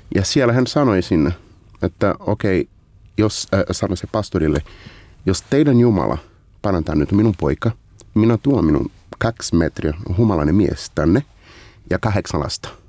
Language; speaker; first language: Finnish; non-native, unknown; Portuguese